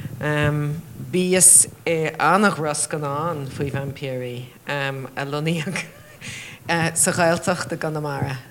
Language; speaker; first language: Irish; native; Irish